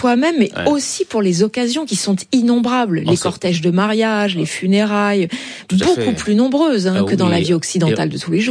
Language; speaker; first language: French; native; French